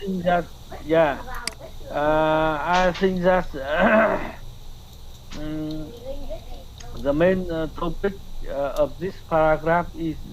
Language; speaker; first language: English; non-native, learner; Vietnamese